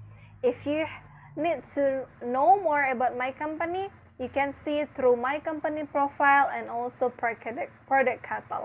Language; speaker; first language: English; non-native, fluent; Indonesian